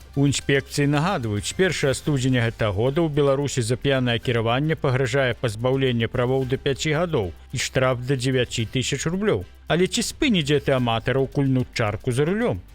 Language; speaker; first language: Belarusian; native; Belarusian